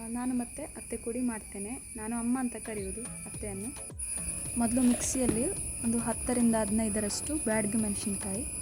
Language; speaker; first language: Kannada; native; Kannada